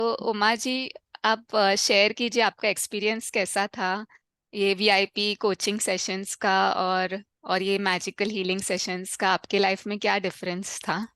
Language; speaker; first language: Hindi; non-native, local second language; Tamil